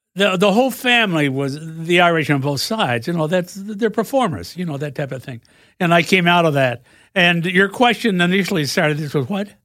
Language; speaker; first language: English; native; English